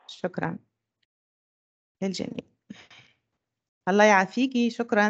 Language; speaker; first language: Arabic; native; Arabic